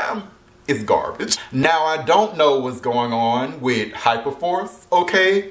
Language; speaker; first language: English; native; English